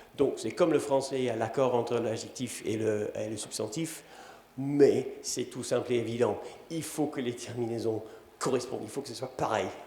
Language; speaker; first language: French; non-native, fluent; English